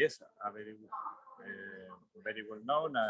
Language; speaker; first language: English; non-native, learner; Spanish